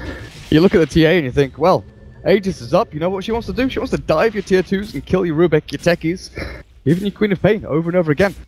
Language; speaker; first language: English; native; English